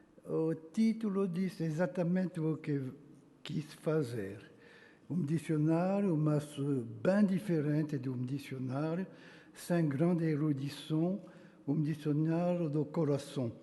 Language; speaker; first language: Portuguese; non-native, fluent; French